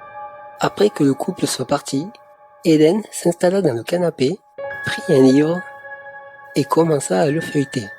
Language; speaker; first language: French; native; French